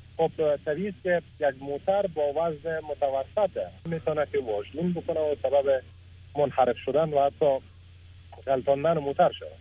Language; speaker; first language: Persian; native; Persian